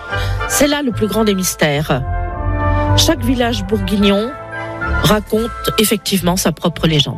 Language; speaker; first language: French; native; French